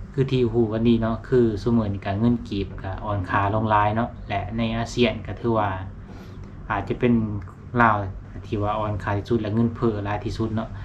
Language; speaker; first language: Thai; non-native, local second language; Lao